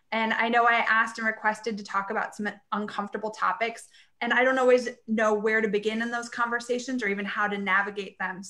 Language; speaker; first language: English; native; English